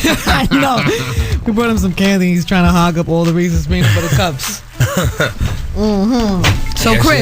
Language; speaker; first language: English; native; English